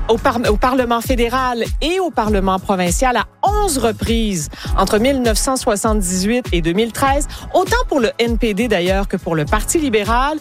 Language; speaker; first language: French; native; French